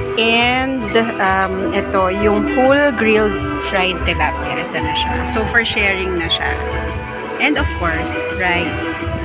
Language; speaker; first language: Filipino; non-native, local second language; Iloko